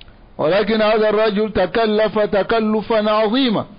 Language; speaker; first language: Arabic; non-native, fluent; Dyula